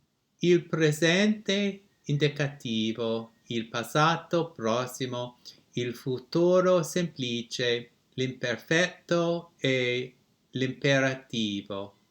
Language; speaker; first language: Italian; non-native, learner; English